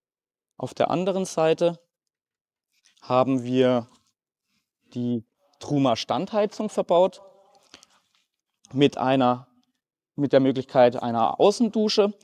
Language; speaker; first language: German; native; German